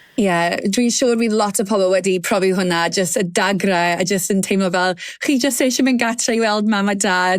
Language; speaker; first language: Welsh; native; Welsh